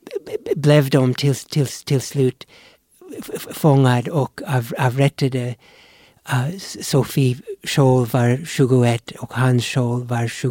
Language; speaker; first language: Swedish; non-native, fluent; English